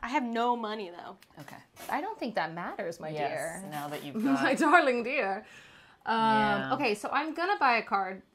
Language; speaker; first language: English; native; English